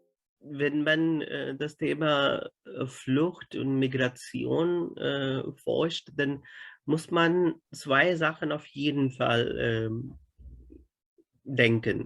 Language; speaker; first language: German; non-native, fluent; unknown